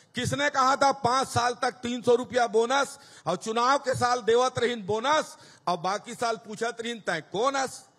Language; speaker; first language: Hindi; native; Hindi